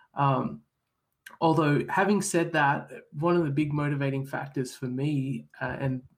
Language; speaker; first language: English; native; English